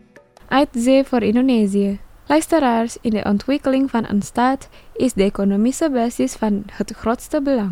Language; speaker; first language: Dutch; non-native, learner; Indonesian